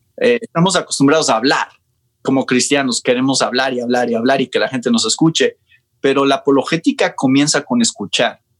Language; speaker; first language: Spanish; native; Spanish